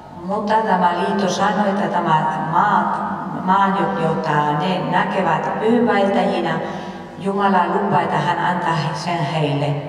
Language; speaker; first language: Finnish; non-native, fluent; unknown